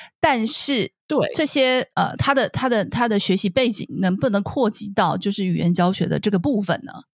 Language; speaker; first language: Chinese; native; Chinese